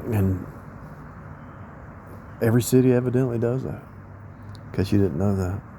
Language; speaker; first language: English; native; English